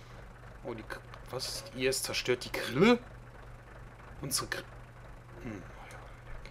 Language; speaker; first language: German; native; German